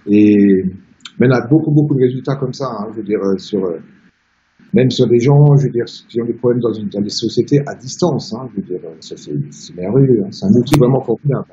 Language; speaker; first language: French; native; French